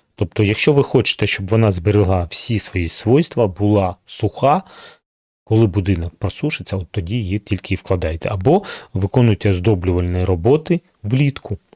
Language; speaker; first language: Ukrainian; non-native, local second language; Russian